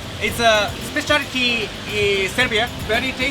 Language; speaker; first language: English; non-native, learner; Japanese